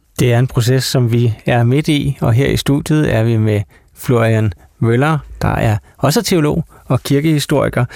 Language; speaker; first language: Danish; native; Danish